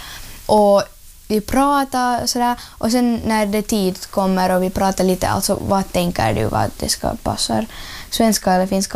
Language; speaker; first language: Swedish; early bilingual, other home language; Russian